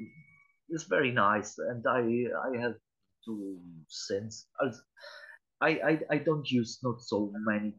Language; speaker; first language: English; non-native, learner; Polish